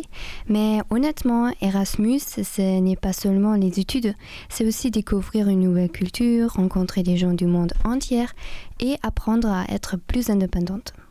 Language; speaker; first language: French; non-native, fluent; German